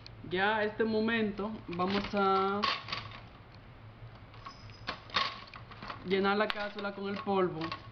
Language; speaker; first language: Spanish; native; Spanish